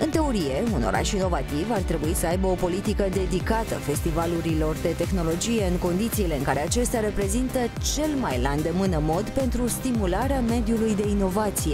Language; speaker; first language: Romanian; native; Romanian